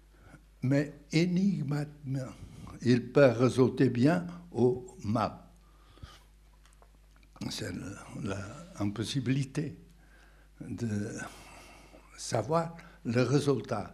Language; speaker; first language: French; non-native, fluent; Portuguese